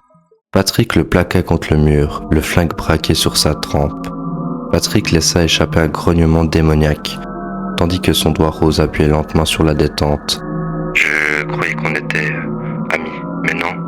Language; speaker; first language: French; native; French